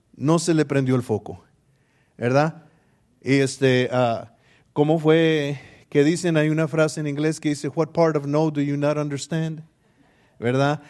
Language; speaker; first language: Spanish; early bilingual, heritage; English